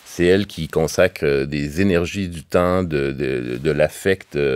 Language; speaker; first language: French; native; French